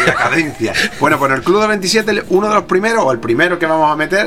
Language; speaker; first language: Spanish; native; Spanish